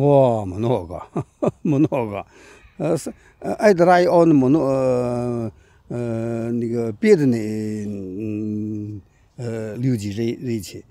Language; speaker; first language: Russian; non-native, learner; Chinese